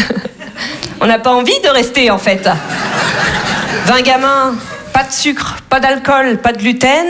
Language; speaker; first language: French; native; French